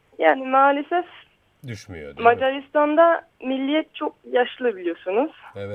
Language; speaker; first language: Turkish; early bilingual, heritage; Turkish